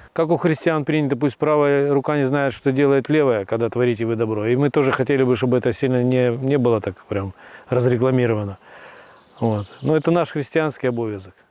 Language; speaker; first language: Russian; native; Russian